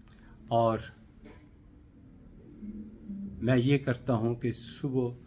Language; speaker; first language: Urdu; native; Urdu